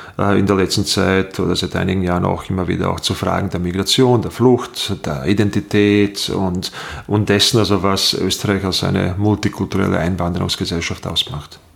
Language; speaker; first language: German; non-native, fluent; Bosnian